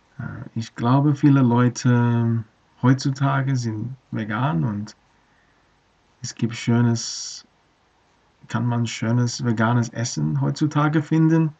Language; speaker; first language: German; non-native, learner; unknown